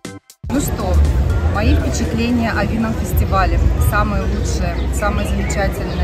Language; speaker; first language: Russian; native; Russian